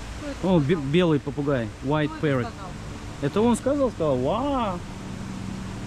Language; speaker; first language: Russian; native; Russian